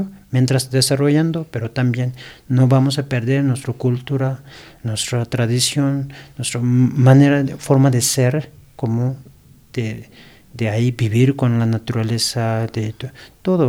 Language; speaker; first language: Spanish; non-native, learner; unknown